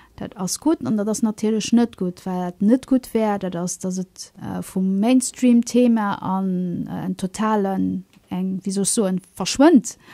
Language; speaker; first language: Luxembourgish; early bilingual, other home language; Kabuverdianu